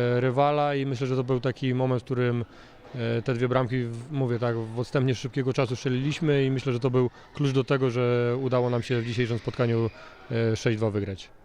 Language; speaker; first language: Polish; native; Polish